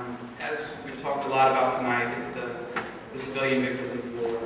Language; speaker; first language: English; native; English